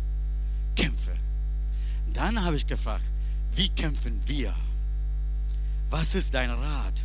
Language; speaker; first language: German; non-native, learner; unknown